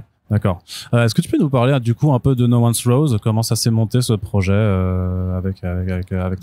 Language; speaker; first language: French; native; French